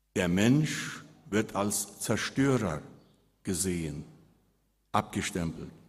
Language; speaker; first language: German; early bilingual, heritage; Spanish